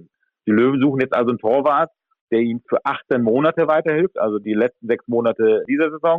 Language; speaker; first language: German; native; German